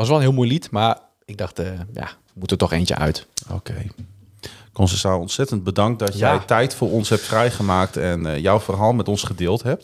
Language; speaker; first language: Dutch; native; Dutch